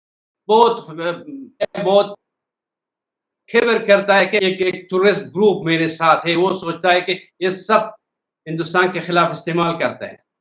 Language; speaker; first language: Hindi; non-native, learner; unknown